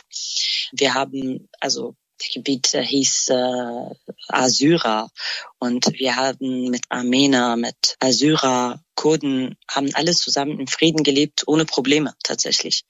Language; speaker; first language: German; non-native, fluent; Kurdish